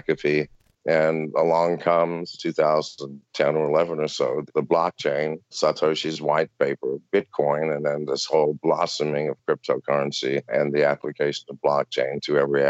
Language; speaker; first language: English; native; English